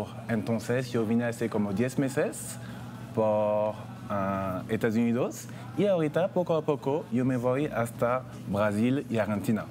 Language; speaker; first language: Spanish; non-native, fluent; French